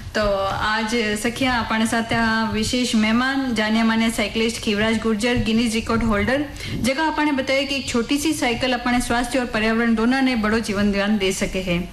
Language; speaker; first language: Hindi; native; Hindi